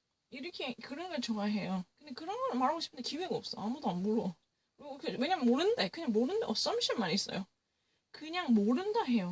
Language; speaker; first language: Korean; early bilingual, heritage; English